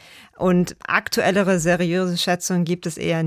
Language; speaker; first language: German; native; German